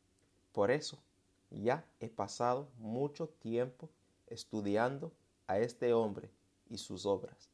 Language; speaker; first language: Spanish; non-native, fluent; English